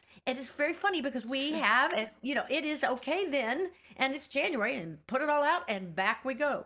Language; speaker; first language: English; native; English